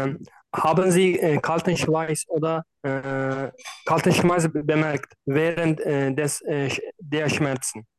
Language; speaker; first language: German; non-native, learner; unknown